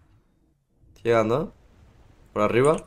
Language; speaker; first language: Spanish; native; Spanish